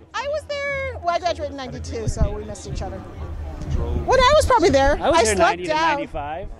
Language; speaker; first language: English; native; English